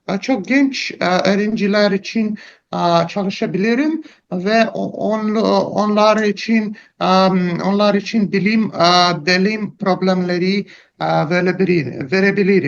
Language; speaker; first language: Turkish; non-native, learner; Russian